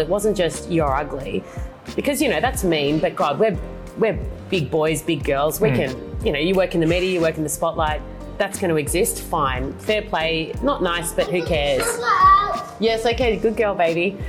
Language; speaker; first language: English; early bilingual, other home language; Indonesian